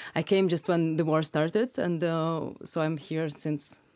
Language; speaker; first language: English; non-native, fluent; Russian